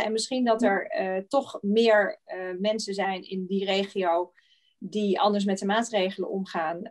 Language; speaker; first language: Dutch; native; Dutch